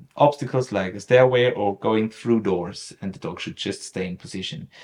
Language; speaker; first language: English; non-native, fluent; German